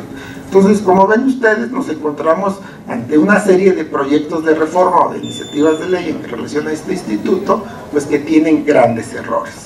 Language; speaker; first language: Spanish; native; Spanish